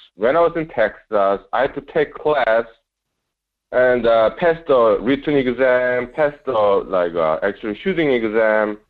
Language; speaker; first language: English; non-native, fluent; Korean